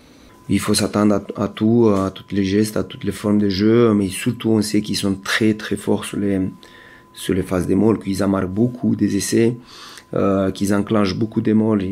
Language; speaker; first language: French; native; French